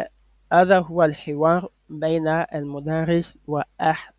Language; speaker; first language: Arabic; non-native, fluent; French